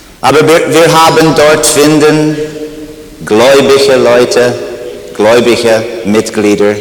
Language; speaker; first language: German; non-native, learner; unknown